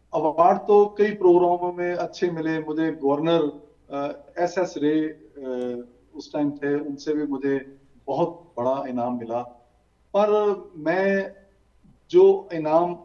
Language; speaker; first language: Hindi; native; Hindi